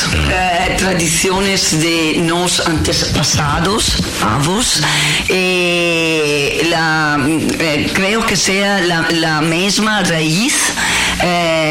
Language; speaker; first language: Portuguese; non-native, learner; Italian